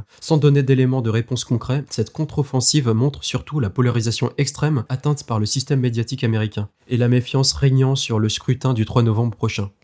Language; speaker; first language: French; native; French